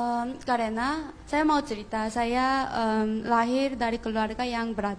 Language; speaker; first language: Indonesian; non-native, fluent; Korean